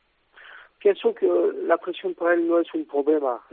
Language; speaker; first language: Spanish; non-native, fluent; French